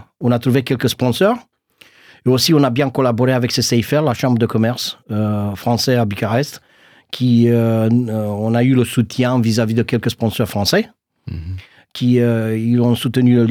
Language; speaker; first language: French; non-native, fluent; Romanian